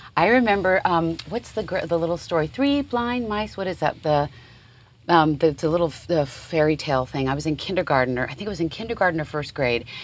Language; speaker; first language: English; native; English